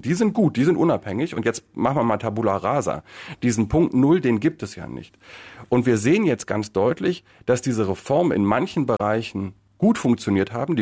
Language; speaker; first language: German; native; German